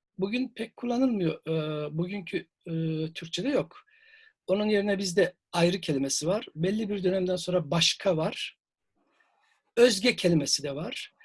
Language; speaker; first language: Turkish; native; Turkish